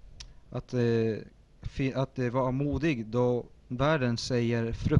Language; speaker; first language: Swedish; early bilingual, other home language; Spanish